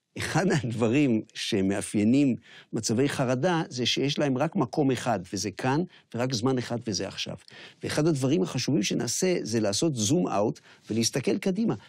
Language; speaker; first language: Hebrew; native; Hebrew